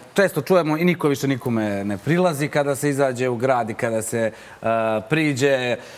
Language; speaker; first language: Bosnian; native; Bosnian